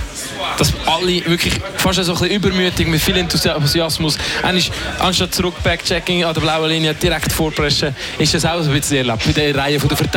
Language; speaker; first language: German; native; German